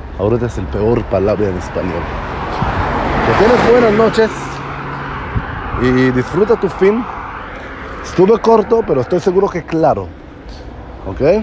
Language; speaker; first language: Spanish; non-native, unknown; Hebrew